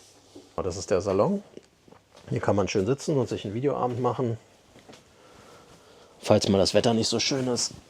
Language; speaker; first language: German; native; German